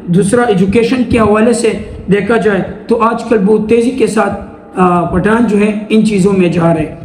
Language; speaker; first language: Urdu; non-native, local second language; Pashto